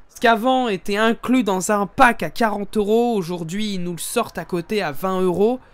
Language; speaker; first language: French; native; French